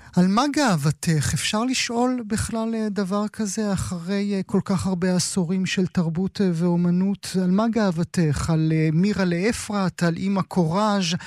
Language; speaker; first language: Hebrew; native; Hebrew